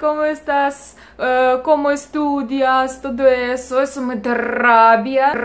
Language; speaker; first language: Spanish; non-native, learner; Russian